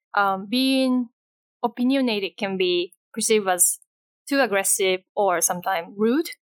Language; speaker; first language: English; non-native, fluent; Japanese